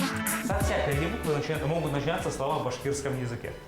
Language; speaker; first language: Russian; native; Russian